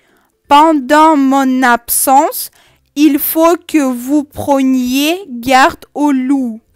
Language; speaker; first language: French; non-native, fluent; Russian